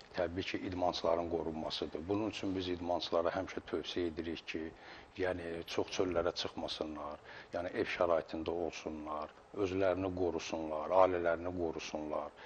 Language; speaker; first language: Azerbaijani; native; Azerbaijani